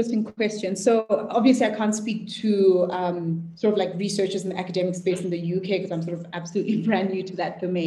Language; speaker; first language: English; non-native, local second language; Shona